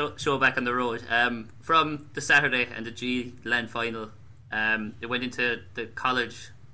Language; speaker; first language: English; native; English